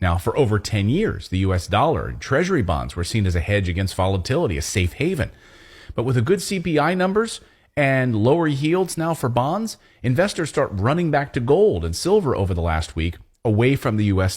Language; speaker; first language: English; native; English